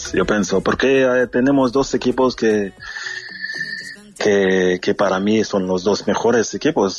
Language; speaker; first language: Spanish; non-native, fluent; French